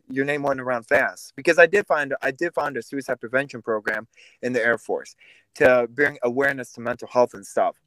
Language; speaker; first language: English; early bilingual, other home language; Russian